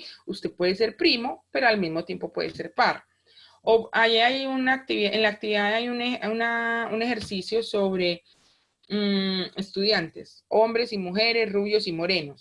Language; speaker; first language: Spanish; native; Spanish